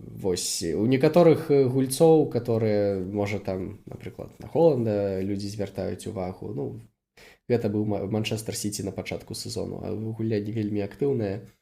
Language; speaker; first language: Belarusian; non-native, local second language; Russian